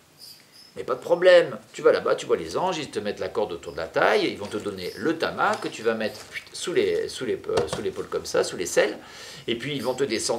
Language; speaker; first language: French; native; French